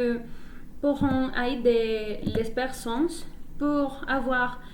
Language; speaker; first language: French; non-native, learner; Spanish